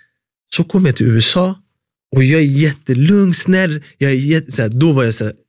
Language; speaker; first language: Swedish; early bilingual, other home language; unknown